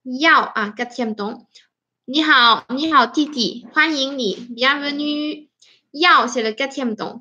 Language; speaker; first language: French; non-native, fluent; Chinese